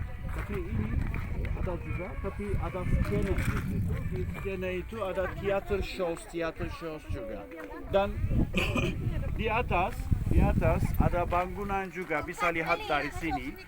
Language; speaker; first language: Indonesian; non-native, fluent; Turkish